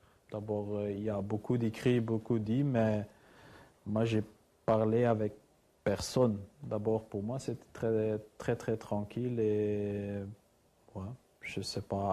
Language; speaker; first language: French; non-native, learner; Dutch